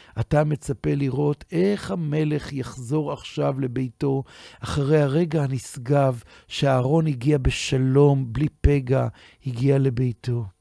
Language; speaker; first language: Hebrew; native; Hebrew